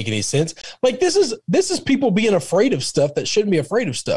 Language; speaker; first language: English; native; English